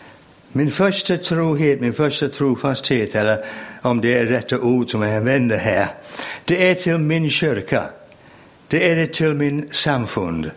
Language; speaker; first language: Swedish; non-native, fluent; English